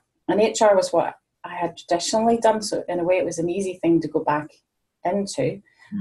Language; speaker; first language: English; native; English